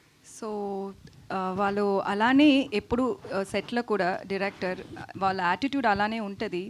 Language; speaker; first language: Telugu; non-native, fluent; Tamil